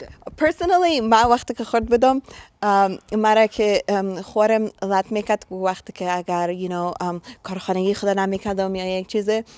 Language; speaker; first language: Persian; early bilingual, heritage; Persian